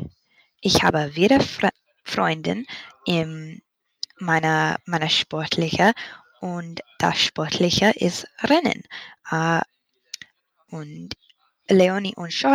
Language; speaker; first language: German; non-native, learner; English